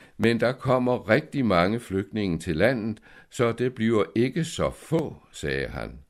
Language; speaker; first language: Danish; native; Danish